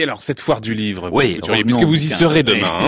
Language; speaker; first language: French; native; French